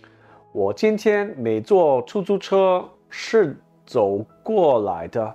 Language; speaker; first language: Chinese; non-native, learner; English